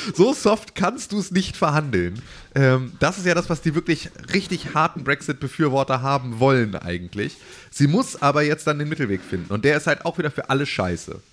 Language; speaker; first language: German; native; German